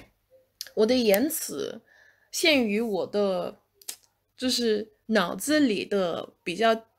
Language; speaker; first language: Chinese; non-native, fluent; English